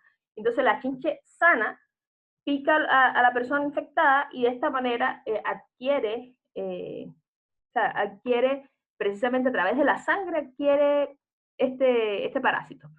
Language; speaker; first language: Spanish; native; Spanish